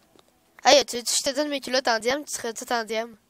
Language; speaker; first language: French; native; French